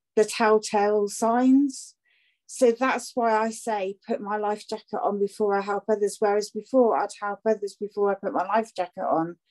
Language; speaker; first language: English; native; English